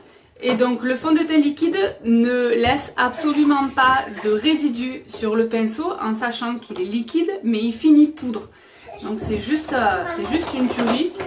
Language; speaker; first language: French; native; French